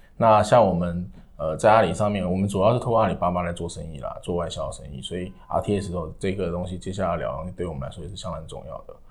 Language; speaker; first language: Chinese; native; Chinese